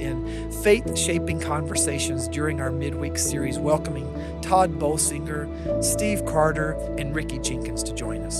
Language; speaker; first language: English; native; English